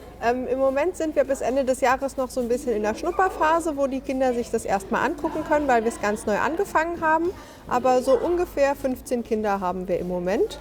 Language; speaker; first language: German; native; German